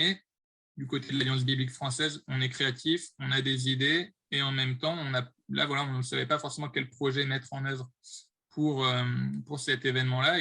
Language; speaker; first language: French; native; French